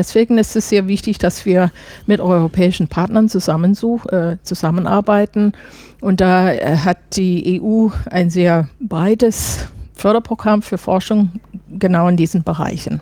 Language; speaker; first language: German; non-native, fluent; English